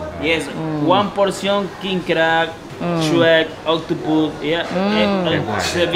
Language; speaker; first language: English; non-native, learner; Spanish